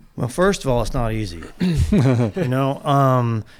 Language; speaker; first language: English; native; English